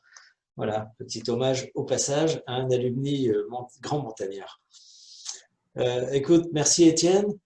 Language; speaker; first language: French; native; French